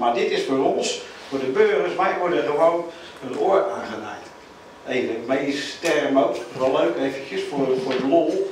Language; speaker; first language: Dutch; native; Dutch